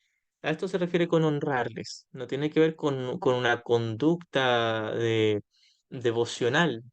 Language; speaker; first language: Spanish; native; Spanish